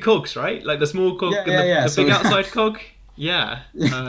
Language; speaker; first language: English; native; English